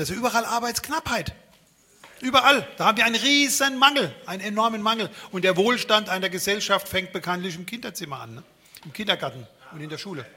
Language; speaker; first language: German; native; German